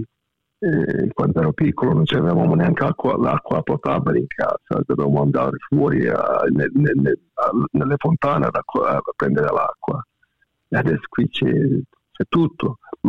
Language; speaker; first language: Italian; native; Italian